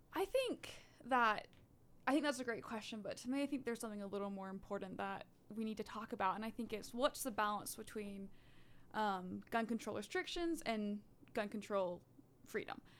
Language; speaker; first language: English; early bilingual, other home language; Dutch